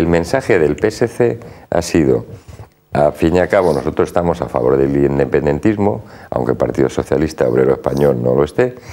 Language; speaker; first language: Spanish; native; Spanish